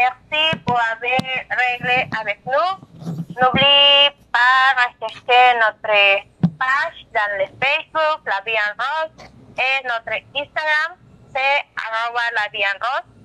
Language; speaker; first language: French; non-native, learner; Spanish